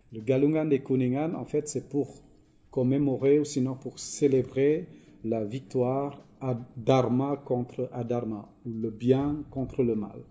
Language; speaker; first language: French; non-native, fluent; Balinese